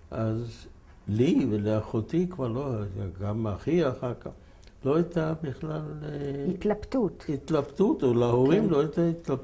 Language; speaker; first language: Hebrew; non-native, fluent; German